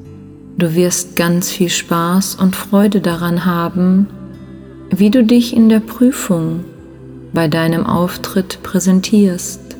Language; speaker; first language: German; native; German